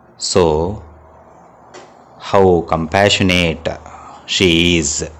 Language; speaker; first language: English; non-native, local second language; Telugu